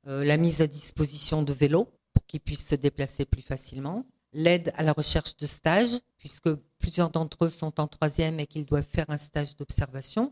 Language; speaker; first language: French; native; French